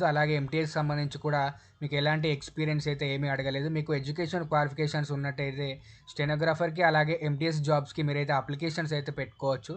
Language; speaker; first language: Telugu; native; Telugu